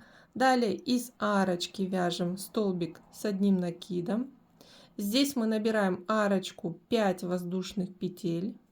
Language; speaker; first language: Russian; native; Russian